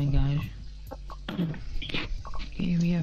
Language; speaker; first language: English; non-native, local second language; Filipino